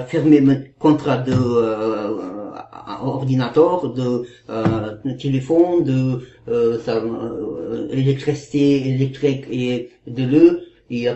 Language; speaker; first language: French; non-native, learner; Kazakh